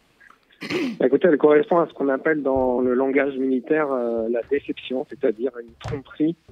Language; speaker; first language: French; native; French